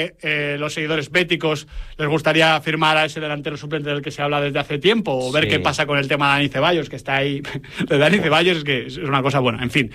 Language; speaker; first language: Spanish; native; Spanish